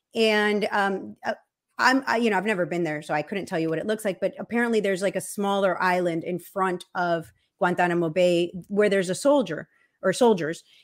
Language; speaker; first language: English; early bilingual, other home language; Spanish